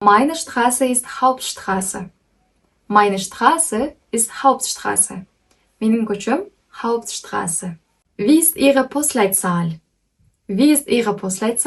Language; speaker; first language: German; non-native, fluent; Kyrgyz